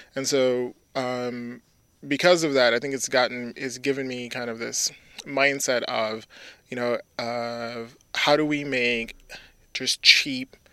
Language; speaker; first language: English; early bilingual, other home language; French